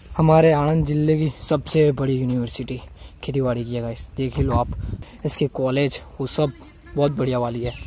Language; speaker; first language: Hindi; non-native, local second language; Gujarati